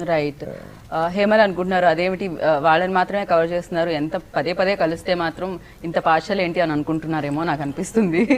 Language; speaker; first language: Telugu; native; Telugu